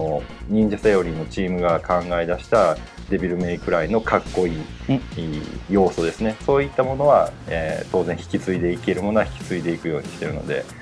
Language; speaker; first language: Japanese; native; Japanese